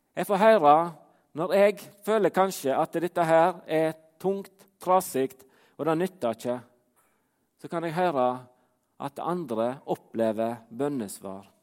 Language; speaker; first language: Norwegian; native; Norwegian